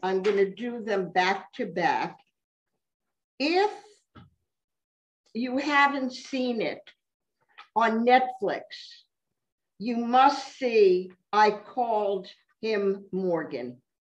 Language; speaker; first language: English; native; English